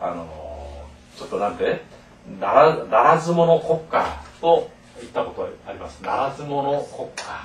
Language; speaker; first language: Japanese; non-native, fluent; Korean